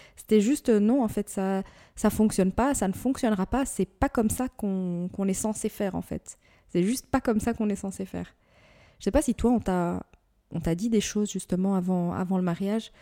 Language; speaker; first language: French; native; French